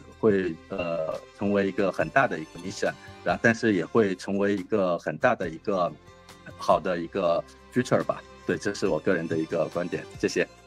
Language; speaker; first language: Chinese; non-native, fluent; Korean